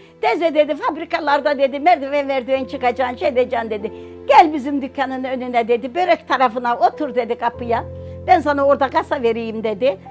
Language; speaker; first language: Turkish; native; Turkish